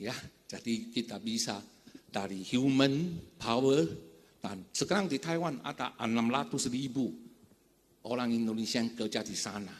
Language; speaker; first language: Indonesian; non-native, fluent; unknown